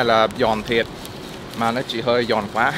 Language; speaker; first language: Vietnamese; early bilingual, heritage; English